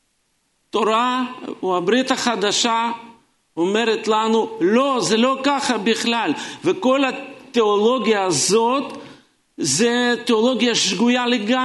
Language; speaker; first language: Hebrew; non-native, fluent; Russian